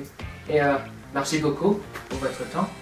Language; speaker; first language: French; non-native, learner; English